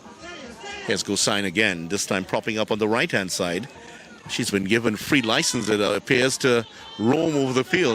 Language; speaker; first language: English; native; English